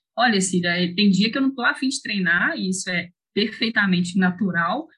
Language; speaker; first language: Portuguese; native; Portuguese